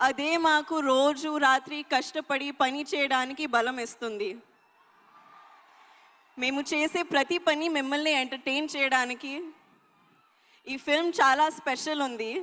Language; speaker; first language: Telugu; non-native, learner; Hindi